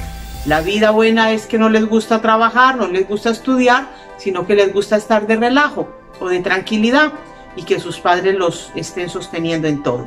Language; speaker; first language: Spanish; native; Spanish